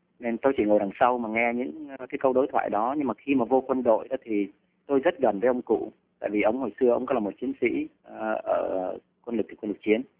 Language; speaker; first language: Vietnamese; early bilingual, heritage; Vietnamese